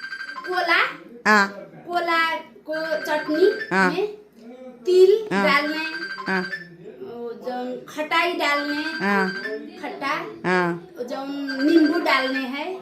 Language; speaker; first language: Hindi; non-native, learner; Nepali